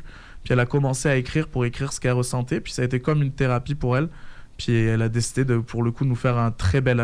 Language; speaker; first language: French; native; French